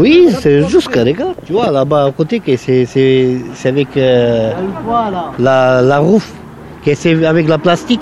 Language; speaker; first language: French; non-native, learner; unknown